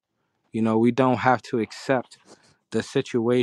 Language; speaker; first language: English; native; English